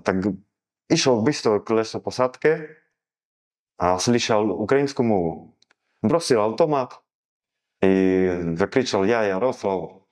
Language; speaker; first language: Russian; non-native, learner; Slovak